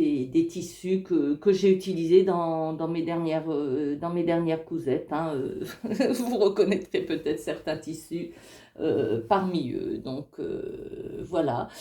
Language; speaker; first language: French; native; French